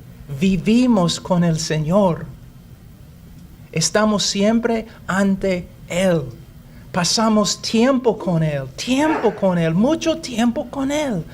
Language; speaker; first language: Spanish; non-native, fluent; English